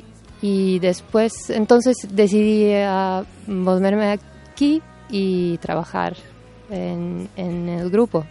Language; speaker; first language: Spanish; non-native, fluent; Serbian